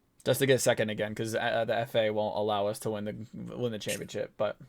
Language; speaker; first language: English; native; English